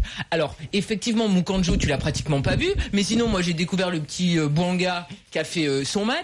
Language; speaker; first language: French; native; French